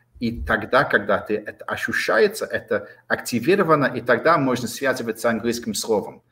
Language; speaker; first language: Russian; non-native, fluent; English